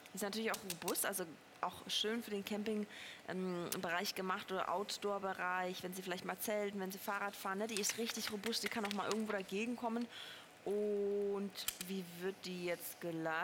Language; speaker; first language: German; native; German